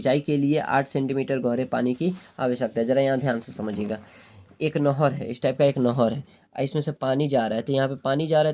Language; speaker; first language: Hindi; native; Hindi